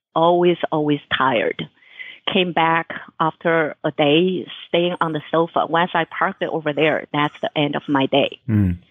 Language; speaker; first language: English; non-native, fluent; Chinese